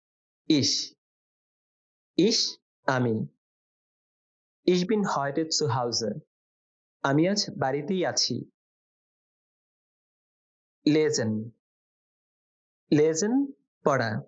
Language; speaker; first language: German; non-native, fluent; Bangla